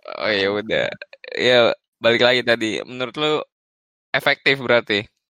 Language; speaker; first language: Indonesian; native; Indonesian